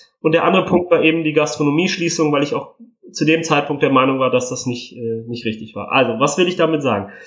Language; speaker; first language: German; early bilingual, other home language; Italian